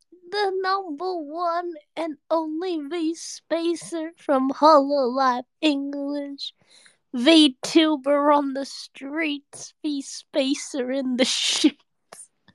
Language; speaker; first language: English; native; English